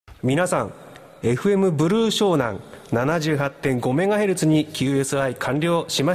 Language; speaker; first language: Japanese; native; Japanese